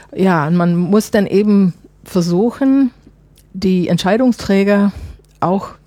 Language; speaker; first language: German; non-native, fluent; English